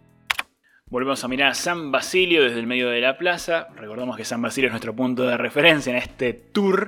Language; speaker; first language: Spanish; native; Spanish